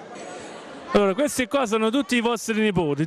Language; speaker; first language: Italian; native; Italian